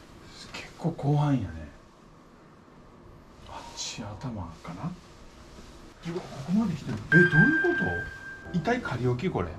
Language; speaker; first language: Japanese; native; Japanese